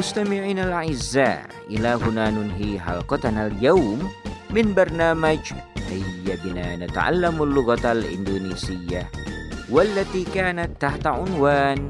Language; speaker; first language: Arabic; non-native, fluent; Indonesian